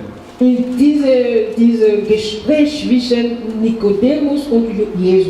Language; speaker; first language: German; non-native, fluent; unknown